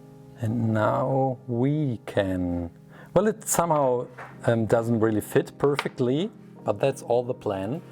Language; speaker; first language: English; non-native, fluent; German